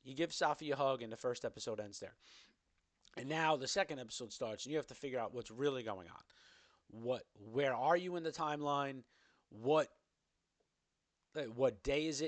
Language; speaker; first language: English; native; English